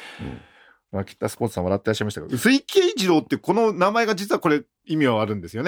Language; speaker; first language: Japanese; native; Japanese